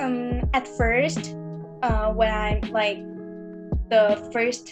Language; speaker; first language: English; early bilingual, other home language; Indonesian